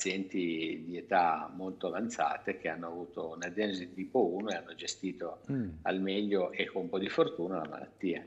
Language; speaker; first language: Italian; native; Italian